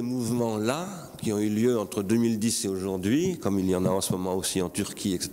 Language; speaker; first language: French; native; French